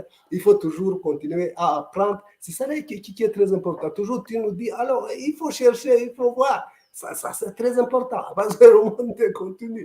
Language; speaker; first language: French; non-native, local second language; Kinyarwanda